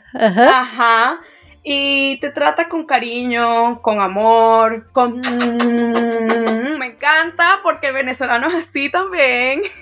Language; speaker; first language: Portuguese; non-native, learner; Spanish